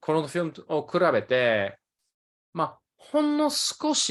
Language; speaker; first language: Japanese; early bilingual, other home language; English